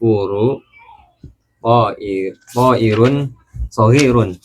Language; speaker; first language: Arabic; non-native, learner; Indonesian